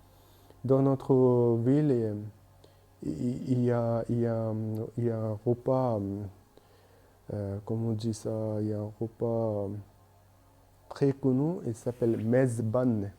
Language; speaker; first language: French; non-native, learner; Bangla